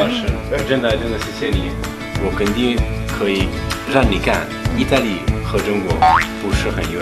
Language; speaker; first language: Chinese; non-native, learner; Italian